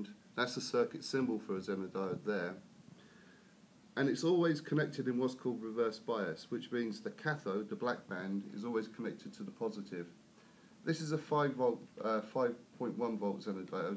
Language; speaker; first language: English; native; English